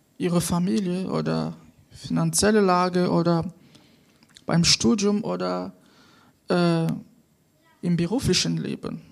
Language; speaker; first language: German; non-native, fluent; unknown